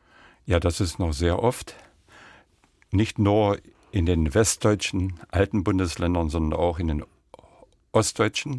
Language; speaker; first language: German; non-native, local second language; Upper Sorbian